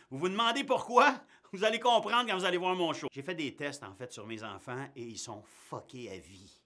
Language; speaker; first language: French; native; French